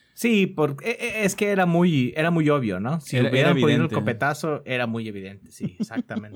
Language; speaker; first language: Spanish; native; Spanish